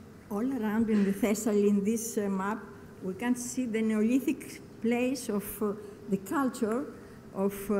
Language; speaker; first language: English; non-native, learner; Greek